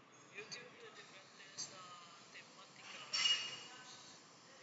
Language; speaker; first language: Spanish; non-native, learner; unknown